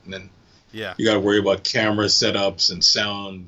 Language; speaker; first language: English; native; English